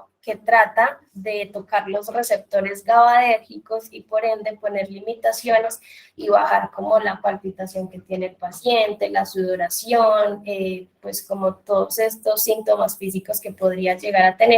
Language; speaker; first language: Spanish; native; Spanish